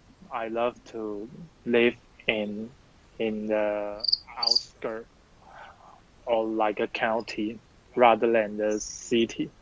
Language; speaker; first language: English; non-native, learner; Chinese